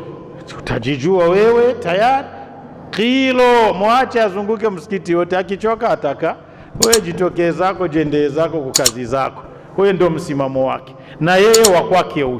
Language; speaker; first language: Swahili; non-native, local second language; Rundi